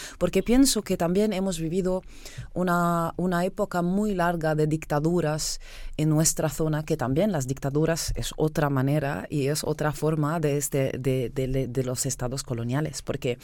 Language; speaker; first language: Spanish; non-native, fluent; Arabic